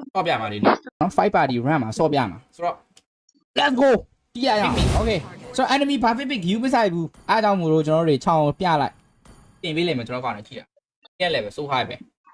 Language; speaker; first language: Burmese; native; Burmese